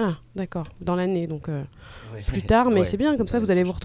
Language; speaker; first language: French; native; French